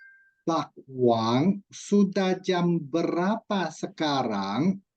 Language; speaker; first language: Indonesian; non-native, fluent; Chinese